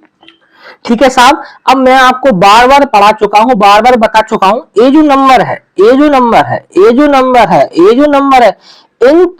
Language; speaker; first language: Hindi; native; Hindi